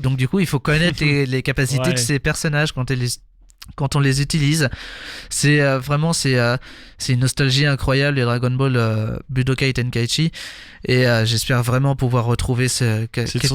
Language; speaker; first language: French; native; French